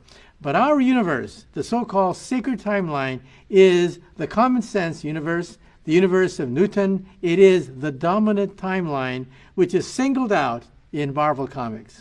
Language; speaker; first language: English; native; English